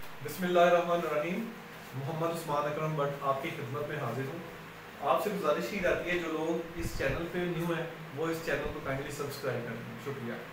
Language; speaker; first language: Urdu; non-native, local second language; Punjabi